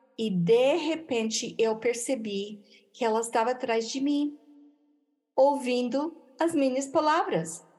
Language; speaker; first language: Portuguese; non-native, fluent; English